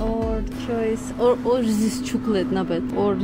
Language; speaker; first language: English; non-native, learner; Russian